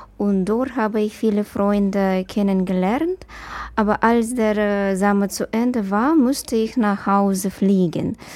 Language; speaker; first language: German; non-native, learner; Russian